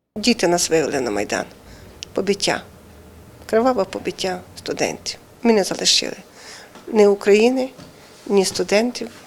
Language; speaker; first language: Ukrainian; native; Ukrainian